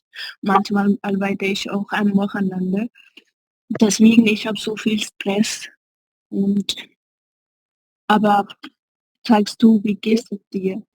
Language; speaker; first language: German; non-native, learner; Hindi